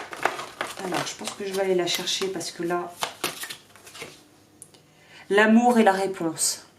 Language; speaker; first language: French; native; French